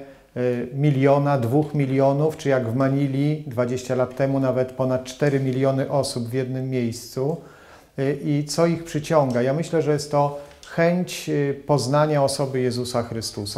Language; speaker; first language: Polish; native; Polish